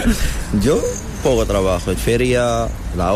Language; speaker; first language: Spanish; non-native, learner; Arabic